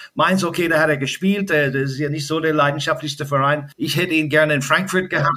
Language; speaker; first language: German; non-native, fluent; English